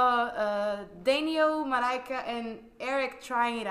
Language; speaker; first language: English; non-native, fluent; Portuguese